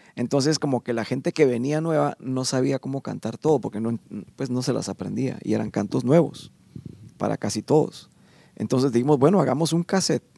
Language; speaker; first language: Spanish; native; Spanish